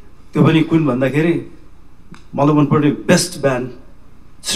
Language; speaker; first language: Nepali; native; Nepali